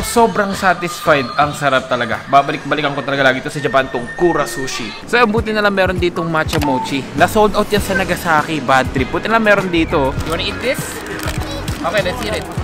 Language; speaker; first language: Filipino; native; Filipino